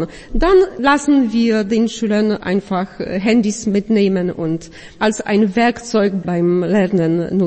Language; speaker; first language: German; non-native, fluent; Polish